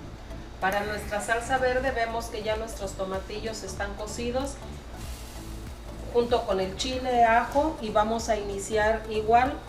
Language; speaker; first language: Spanish; native; Spanish